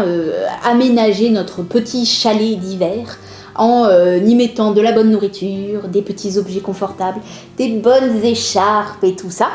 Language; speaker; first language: French; native; French